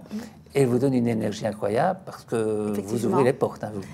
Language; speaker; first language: French; native; French